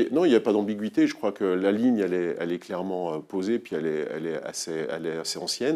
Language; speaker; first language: French; native; French